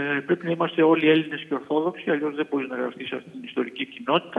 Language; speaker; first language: Greek; native; Greek